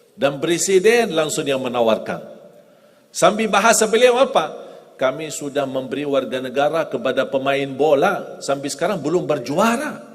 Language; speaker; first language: Indonesian; non-native, fluent; Arabic